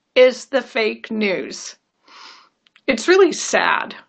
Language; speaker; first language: English; native; English